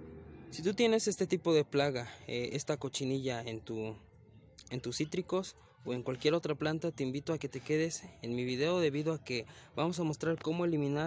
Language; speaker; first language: Spanish; native; Spanish